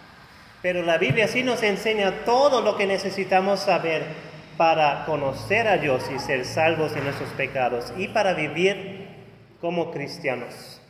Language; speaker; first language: Spanish; non-native, fluent; German